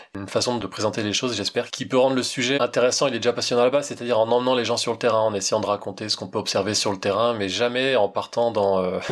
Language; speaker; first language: French; native; French